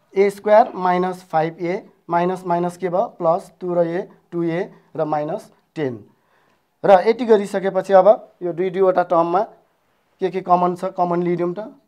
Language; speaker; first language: Nepali; non-native, local second language; Newari